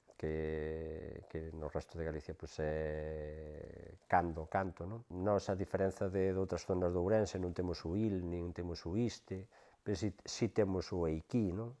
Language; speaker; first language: Galician; native; Galician